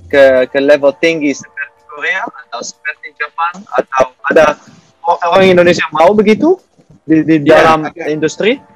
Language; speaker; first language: Indonesian; non-native, learner; Dutch